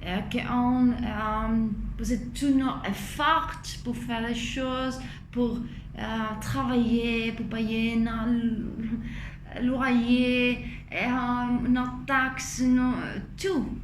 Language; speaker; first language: French; non-native, fluent; Spanish